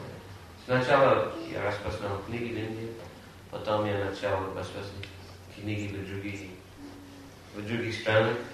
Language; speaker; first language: Russian; non-native, fluent; English